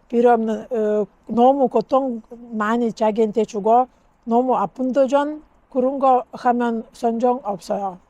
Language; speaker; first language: Korean; non-native, learner; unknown